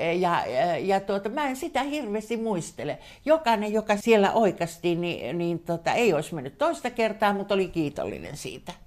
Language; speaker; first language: Finnish; native; Finnish